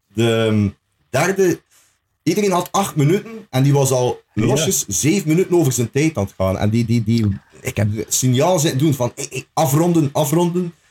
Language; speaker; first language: Dutch; native; Dutch